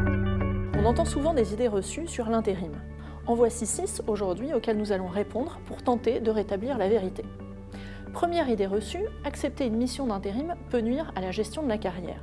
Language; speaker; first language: French; native; French